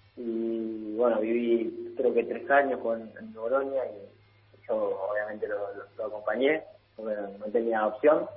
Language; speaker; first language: Spanish; early bilingual, heritage; Italian